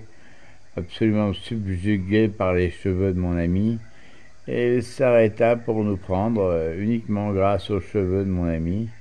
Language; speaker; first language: French; native; French